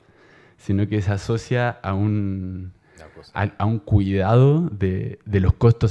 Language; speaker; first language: Spanish; native; Spanish